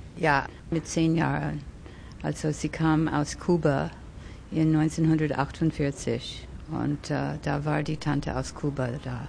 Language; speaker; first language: German; early bilingual, other home language; French